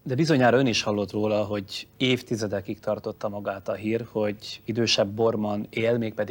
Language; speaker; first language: Hungarian; native; Hungarian